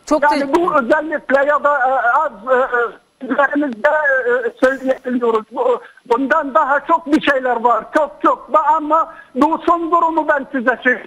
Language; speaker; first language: Turkish; non-native, fluent; Arabic